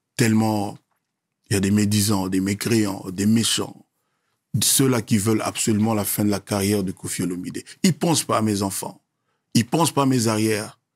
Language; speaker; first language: French; non-native, local second language; Lingala